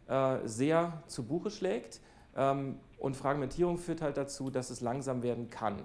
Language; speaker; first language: German; native; German